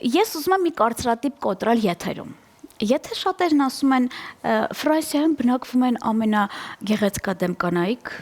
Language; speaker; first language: Armenian; native; Armenian